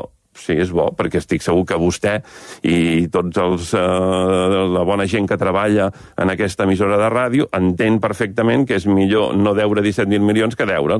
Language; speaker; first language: Catalan; native; Catalan